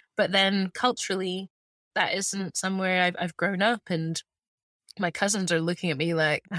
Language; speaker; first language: English; early bilingual, other home language; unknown